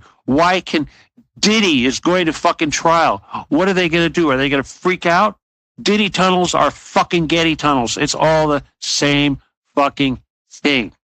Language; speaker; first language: English; native; English